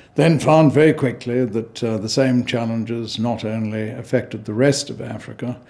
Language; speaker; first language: English; native; English